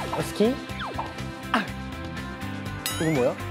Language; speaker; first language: Korean; non-native, learner; Indonesian